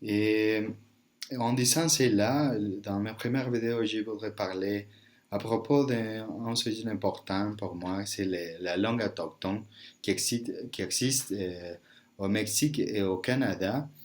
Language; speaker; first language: French; non-native, learner; Spanish